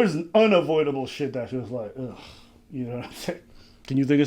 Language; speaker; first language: English; native; English